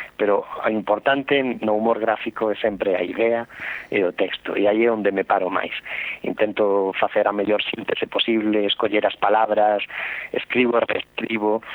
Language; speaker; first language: Galician; non-native, local second language; Spanish